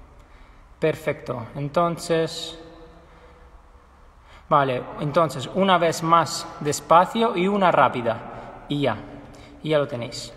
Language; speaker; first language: Spanish; non-native, fluent; Italian